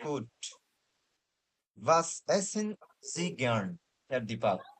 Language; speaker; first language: German; non-native, fluent; Bangla